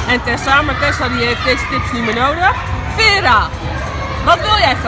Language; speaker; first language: Dutch; native; Dutch